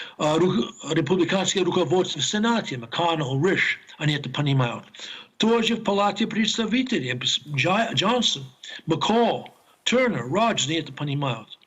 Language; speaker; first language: Russian; non-native, fluent; English